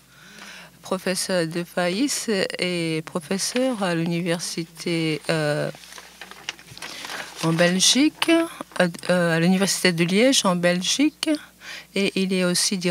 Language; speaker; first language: French; non-native, fluent; Japanese